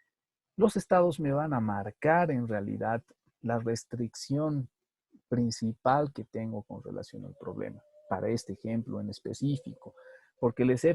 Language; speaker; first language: Spanish; native; Spanish